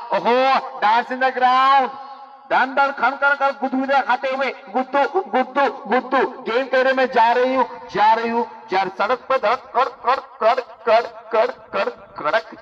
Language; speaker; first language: Hindi; non-native, local second language; Marathi